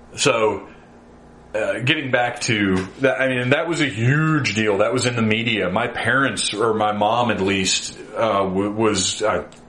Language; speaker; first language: English; native; English